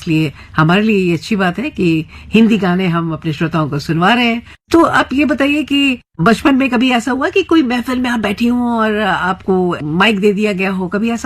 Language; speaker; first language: Hindi; native; Hindi